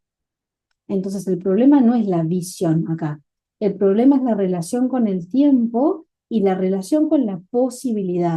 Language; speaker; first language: Spanish; native; Spanish